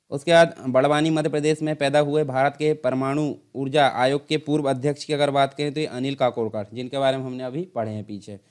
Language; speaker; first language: Hindi; native; Hindi